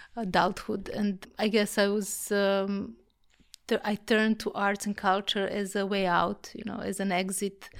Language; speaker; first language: English; non-native, fluent; Serbian